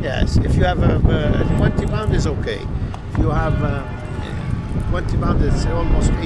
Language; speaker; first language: English; non-native, learner; Arabic